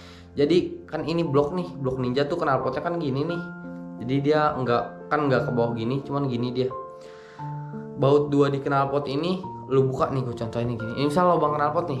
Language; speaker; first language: Indonesian; native; Indonesian